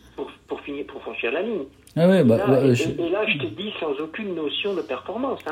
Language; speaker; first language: French; native; French